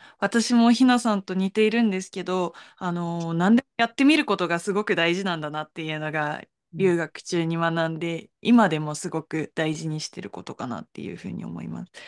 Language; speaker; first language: Japanese; native; Japanese